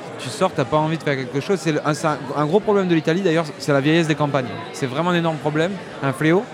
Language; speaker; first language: French; native; French